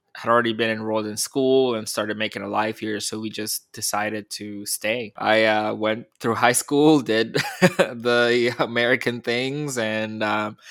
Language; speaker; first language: English; early bilingual, other home language; Spanish